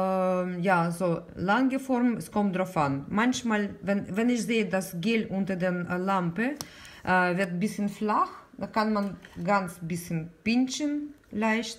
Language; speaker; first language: German; non-native, learner; Russian